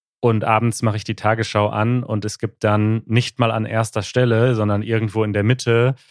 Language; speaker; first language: German; native; German